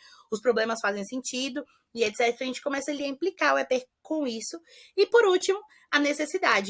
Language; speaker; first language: Portuguese; native; Portuguese